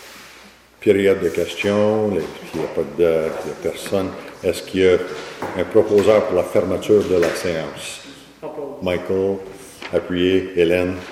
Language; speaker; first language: French; native; French